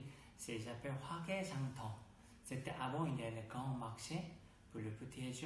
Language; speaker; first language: French; non-native, learner; Korean